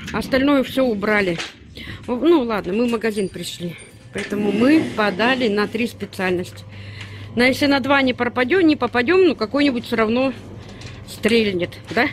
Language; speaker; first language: Russian; native; Russian